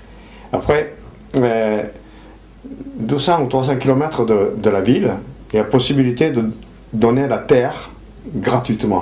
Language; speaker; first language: French; non-native, fluent; Japanese